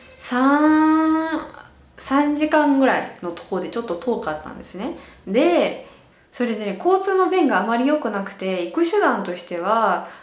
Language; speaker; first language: Japanese; native; Japanese